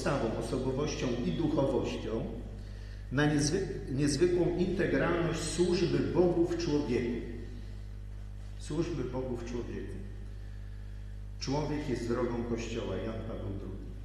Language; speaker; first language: Polish; native; Polish